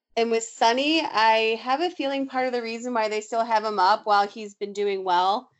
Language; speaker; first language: English; native; English